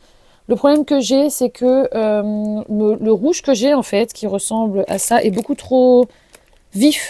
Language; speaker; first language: French; native; French